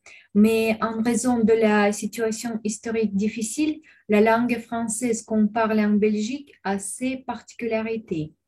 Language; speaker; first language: French; non-native, fluent; Russian